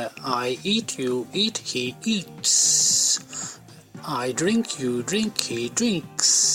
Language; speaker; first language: English; non-native, fluent; Italian